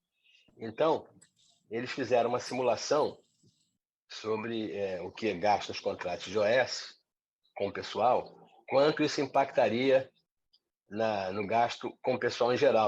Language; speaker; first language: Portuguese; native; Portuguese